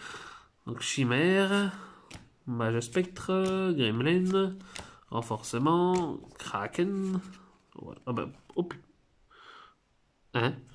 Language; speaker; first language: French; native; French